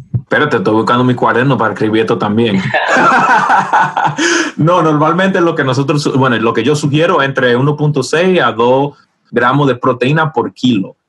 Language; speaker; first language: Spanish; early bilingual, heritage; Spanish